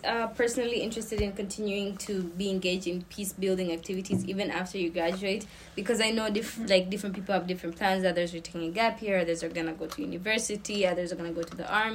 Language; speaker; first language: English; non-native, local second language; Swahili